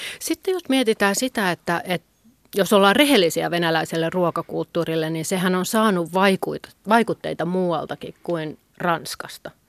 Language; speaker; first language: Finnish; native; Finnish